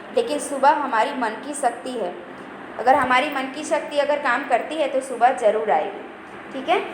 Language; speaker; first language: Hindi; non-native, local second language; Gujarati